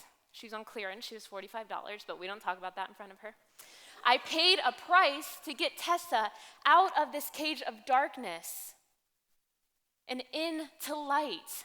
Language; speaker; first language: English; native; English